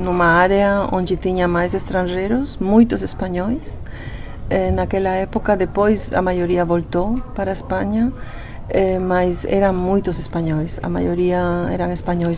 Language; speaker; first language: Portuguese; non-native, fluent; Spanish